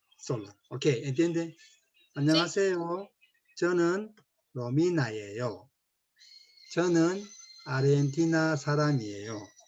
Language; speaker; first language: Korean; native; Korean